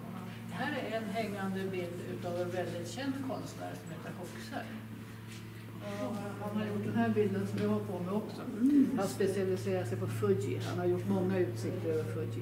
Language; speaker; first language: Swedish; native; Swedish